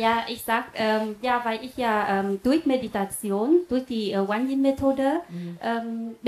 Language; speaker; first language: German; non-native, fluent; Vietnamese